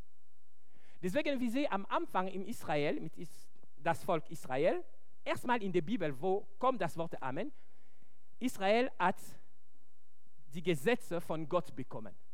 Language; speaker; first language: German; non-native, fluent; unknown